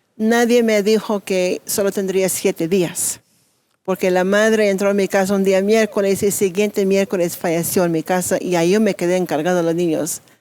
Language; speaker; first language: Spanish; non-native, fluent; English